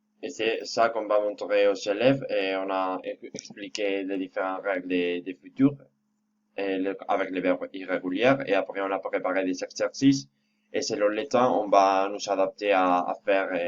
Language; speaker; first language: French; non-native, fluent; Spanish